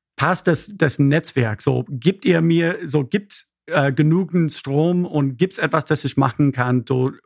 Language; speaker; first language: German; non-native, fluent; English